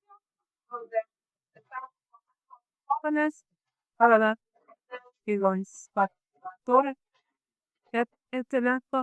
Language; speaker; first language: Spanish; non-native, learner; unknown